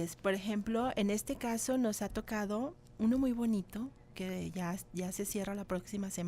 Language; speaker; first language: Spanish; native; Spanish